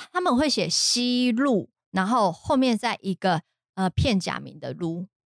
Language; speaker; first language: Chinese; non-native, fluent; Japanese